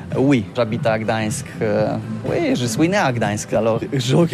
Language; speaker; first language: French; non-native, learner; Polish